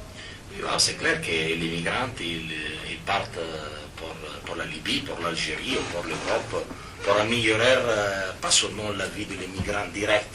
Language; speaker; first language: French; non-native, fluent; Italian